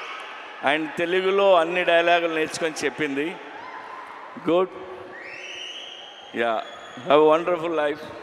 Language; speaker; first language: Telugu; native; Telugu